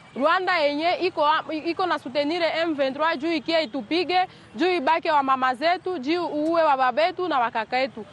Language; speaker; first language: Swahili; native; Swahili